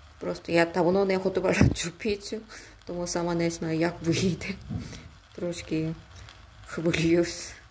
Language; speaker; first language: Ukrainian; non-native, learner; Korean